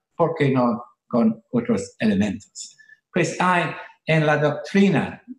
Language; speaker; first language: Spanish; non-native, fluent; English